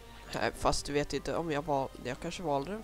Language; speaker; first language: Swedish; native; Swedish